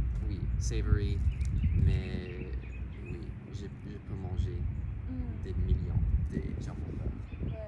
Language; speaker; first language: French; non-native, learner; English